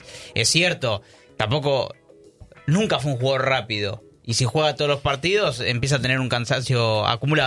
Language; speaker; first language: Spanish; native; Spanish